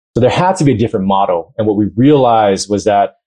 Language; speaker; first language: English; native; English